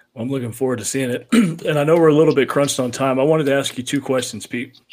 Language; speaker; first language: English; native; English